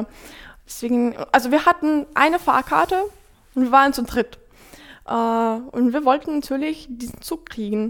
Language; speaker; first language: German; non-native, fluent; Ukrainian